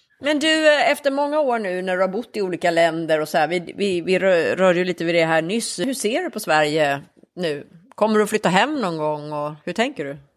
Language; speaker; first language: Swedish; native; Swedish